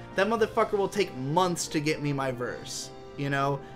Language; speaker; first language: English; native; English